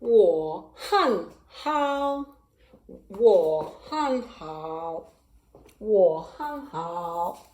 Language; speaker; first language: Chinese; non-native, learner; English